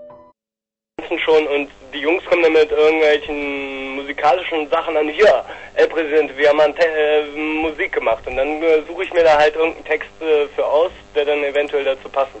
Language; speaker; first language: German; native; German